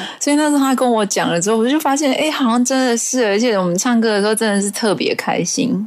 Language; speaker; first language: Chinese; non-native, local second language; Hakka Chinese